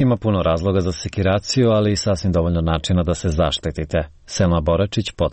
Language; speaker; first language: Croatian; native; Croatian